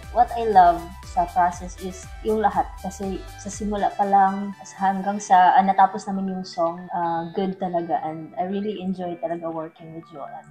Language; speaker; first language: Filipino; non-native, local second language; Cebuano